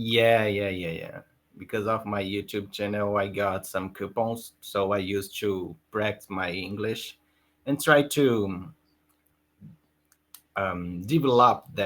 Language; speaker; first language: English; non-native, learner; Portuguese